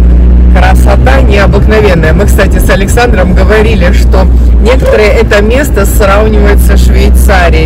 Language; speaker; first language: Russian; native; Russian